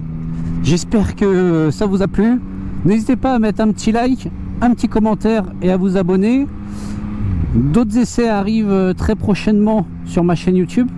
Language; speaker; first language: French; native; French